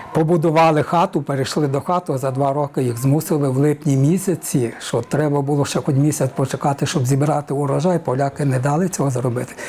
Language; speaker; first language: Ukrainian; native; Ukrainian